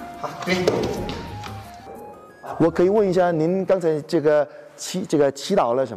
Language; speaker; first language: Chinese; non-native, fluent; Korean